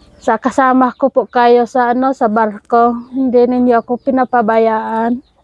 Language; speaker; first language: Filipino; non-native, local second language; Cebuano